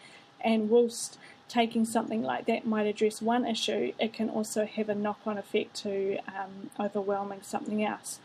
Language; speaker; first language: English; native; English